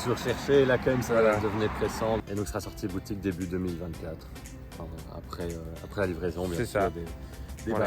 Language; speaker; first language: French; native; French